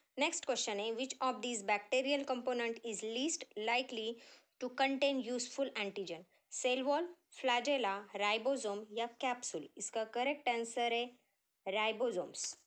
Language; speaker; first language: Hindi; non-native, local second language; Marathi